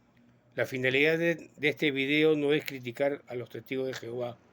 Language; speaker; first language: Spanish; native; Spanish